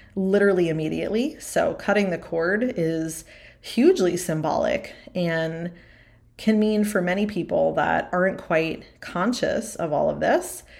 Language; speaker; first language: English; native; English